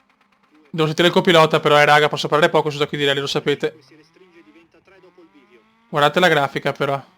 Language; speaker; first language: Italian; native; Italian